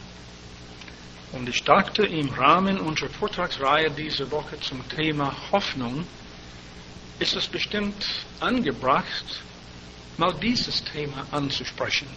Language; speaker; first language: German; native; German